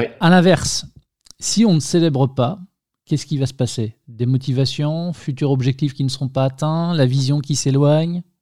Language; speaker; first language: French; native; French